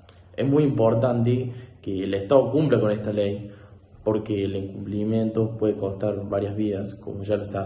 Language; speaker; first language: Spanish; native; Spanish